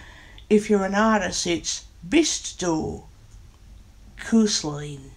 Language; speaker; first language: German; non-native, learner; English